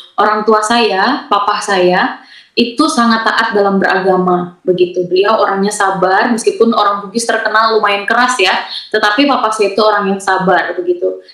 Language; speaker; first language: Indonesian; native; Indonesian